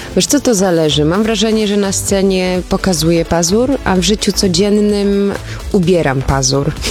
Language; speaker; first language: Polish; early bilingual, heritage; Polish